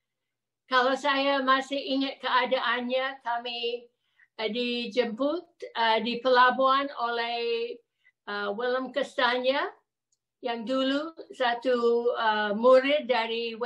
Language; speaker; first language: Indonesian; non-native, fluent; English